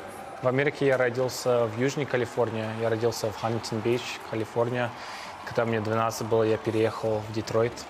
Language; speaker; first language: Russian; early bilingual, heritage; Russian